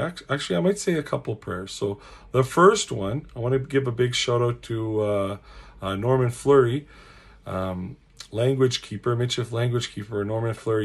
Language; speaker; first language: English; native; English